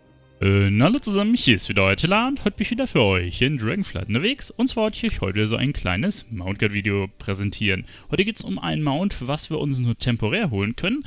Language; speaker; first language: German; native; German